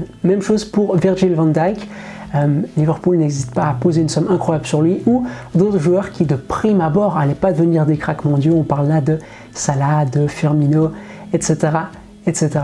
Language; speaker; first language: French; native; French